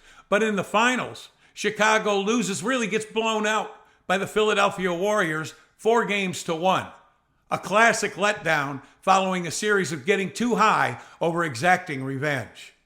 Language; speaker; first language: English; native; English